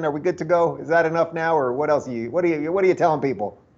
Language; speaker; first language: English; native; English